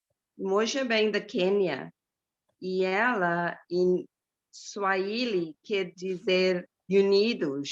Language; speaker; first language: Portuguese; non-native, fluent; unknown